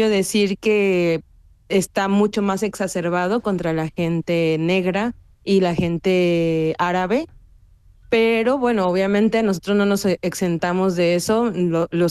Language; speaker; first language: Spanish; native; Spanish